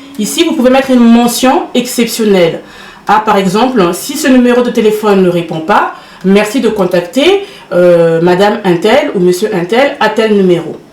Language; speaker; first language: French; early bilingual, other home language; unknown